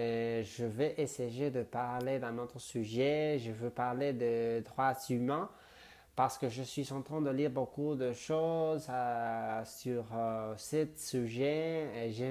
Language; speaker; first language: French; non-native, learner; Spanish